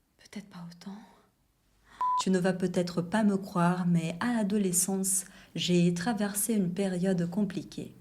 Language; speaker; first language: French; non-native, fluent; Portuguese